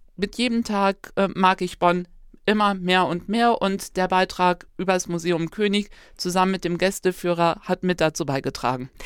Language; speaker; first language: German; native; German